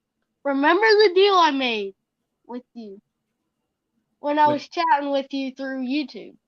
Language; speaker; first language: English; native; English